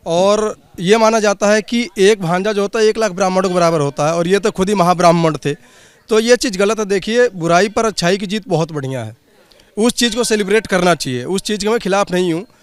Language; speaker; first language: Hindi; native; Hindi